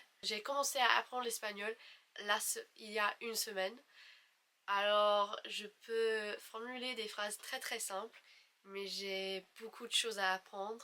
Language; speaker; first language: French; non-native, fluent; English